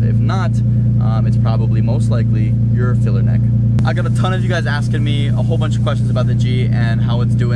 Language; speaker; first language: English; native; English